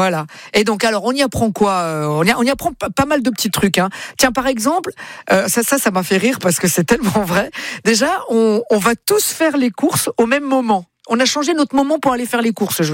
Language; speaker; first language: French; native; French